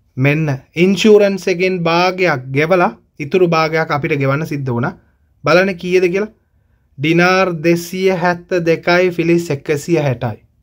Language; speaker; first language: Sinhala; non-native, local second language; Tamil